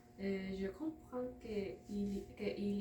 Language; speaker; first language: French; non-native, learner; Spanish